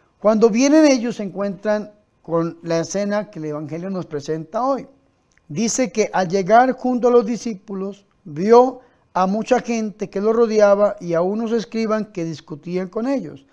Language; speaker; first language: Spanish; native; Spanish